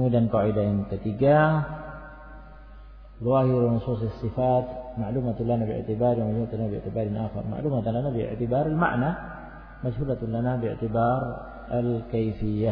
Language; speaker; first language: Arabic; non-native, fluent; Indonesian